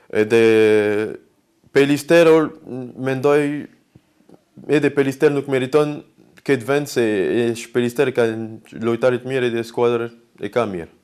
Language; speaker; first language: Albanian; non-native, learner; French